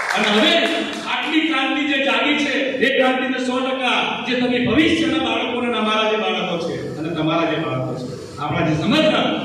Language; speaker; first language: Gujarati; non-native, local second language; Bhili